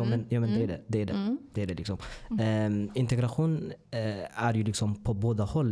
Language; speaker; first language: Swedish; non-native, fluent; Tigrinya